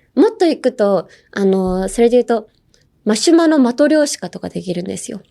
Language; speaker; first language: Japanese; non-native, fluent; English